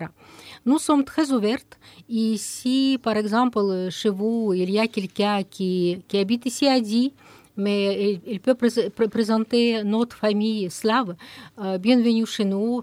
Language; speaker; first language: French; non-native, learner; Russian